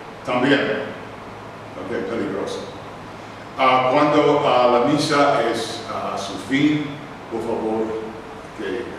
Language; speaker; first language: Spanish; non-native, learner; English